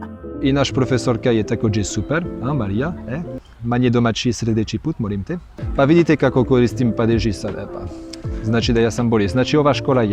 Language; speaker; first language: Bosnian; non-native, learner; French